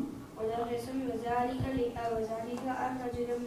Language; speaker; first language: Arabic; non-native, learner; Urdu